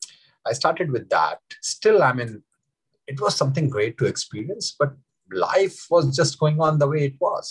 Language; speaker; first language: English; non-native, local second language; Hindi